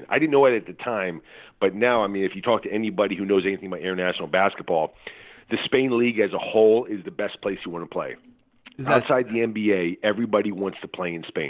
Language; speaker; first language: English; native; English